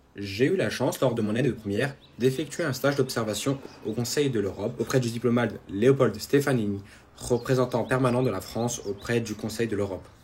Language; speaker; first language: French; early bilingual, other home language; Albanian